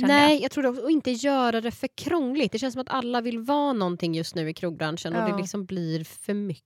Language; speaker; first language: Swedish; native; Swedish